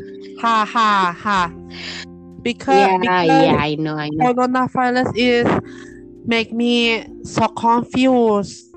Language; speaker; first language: English; non-native, learner; Thai